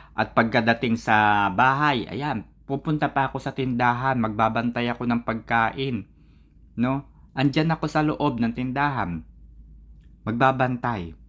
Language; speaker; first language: Filipino; native; Filipino